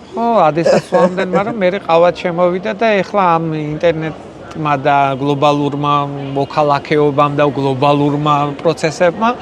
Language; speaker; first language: Georgian; native; Georgian